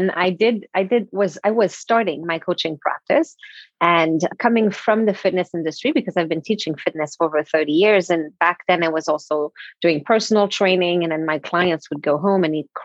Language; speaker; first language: English; non-native, fluent; French